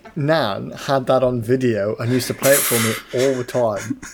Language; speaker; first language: English; native; English